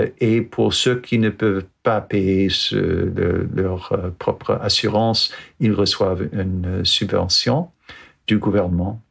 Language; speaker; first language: French; non-native, fluent; English